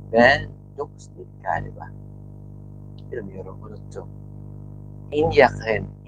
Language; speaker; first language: Turkish; non-native, learner; Filipino